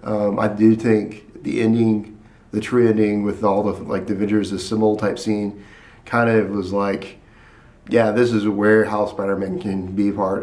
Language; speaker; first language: English; native; English